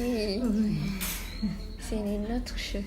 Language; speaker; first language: French; non-native, learner; Malay